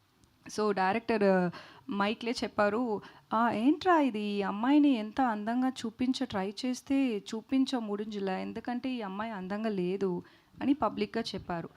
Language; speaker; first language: Telugu; non-native, learner; Tamil